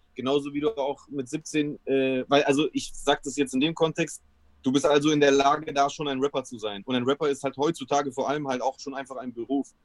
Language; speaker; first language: German; early bilingual, other home language; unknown